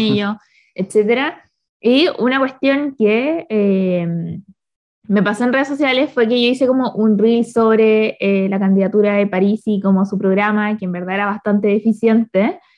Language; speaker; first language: Spanish; native; Spanish